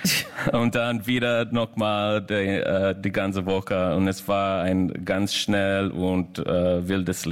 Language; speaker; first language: German; non-native, learner; English